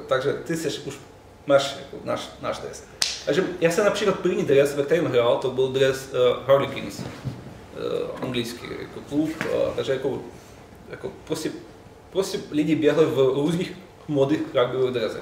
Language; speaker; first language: Czech; non-native, fluent; Russian